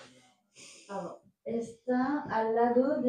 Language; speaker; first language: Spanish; non-native, learner; French